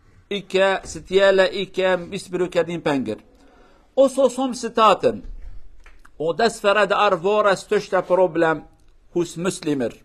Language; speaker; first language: Norwegian; non-native, learner; Kurdish